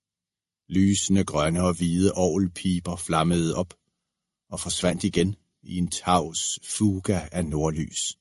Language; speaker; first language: Danish; native; Danish